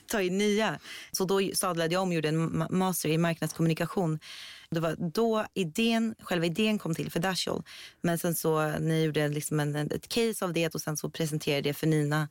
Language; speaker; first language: Swedish; early bilingual, other home language; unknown